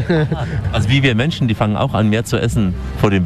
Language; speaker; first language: German; native; German